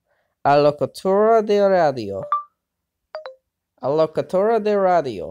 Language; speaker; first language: Portuguese; non-native, learner; English